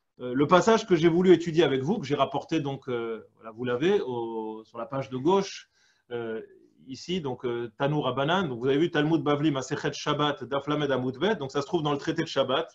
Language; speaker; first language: French; native; French